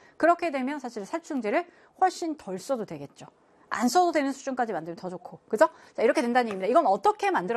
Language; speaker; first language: Korean; native; Korean